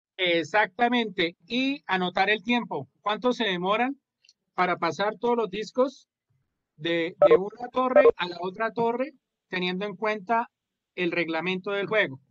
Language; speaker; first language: Spanish; native; Spanish